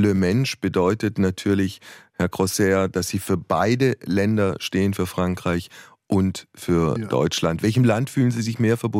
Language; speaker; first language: German; native; German